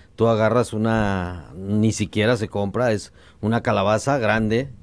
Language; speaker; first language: Spanish; native; Spanish